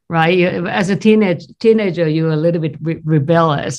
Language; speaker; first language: English; non-native, fluent; Thai